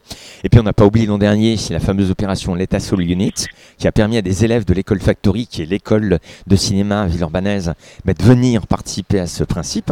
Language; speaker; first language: French; native; French